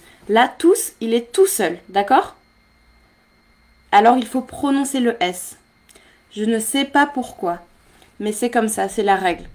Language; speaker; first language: French; native; French